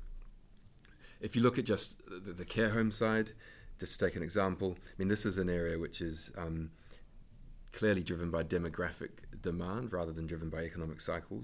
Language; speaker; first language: English; native; English